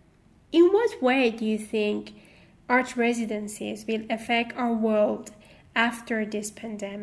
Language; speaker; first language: English; non-native, fluent; Persian